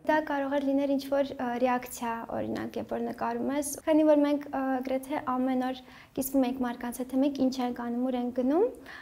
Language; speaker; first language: Armenian; early bilingual, heritage; Armenian